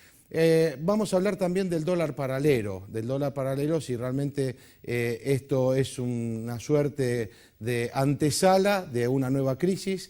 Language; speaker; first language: Spanish; native; Spanish